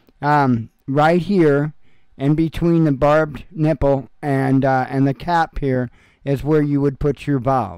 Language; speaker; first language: English; native; English